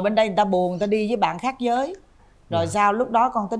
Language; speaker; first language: Vietnamese; native; Vietnamese